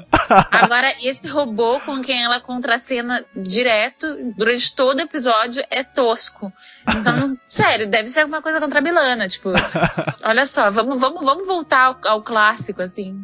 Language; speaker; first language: Portuguese; native; Portuguese